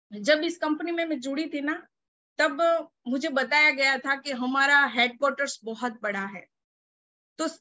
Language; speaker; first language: Hindi; non-native, local second language; Gujarati